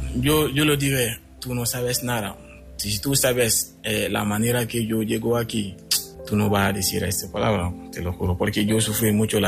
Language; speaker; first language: Spanish; non-native, local second language; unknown